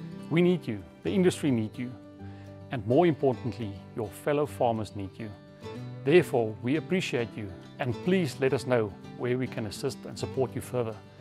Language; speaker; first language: English; non-native, local second language; Afrikaans